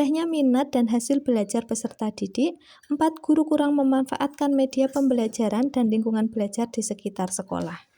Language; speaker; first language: Indonesian; native; Indonesian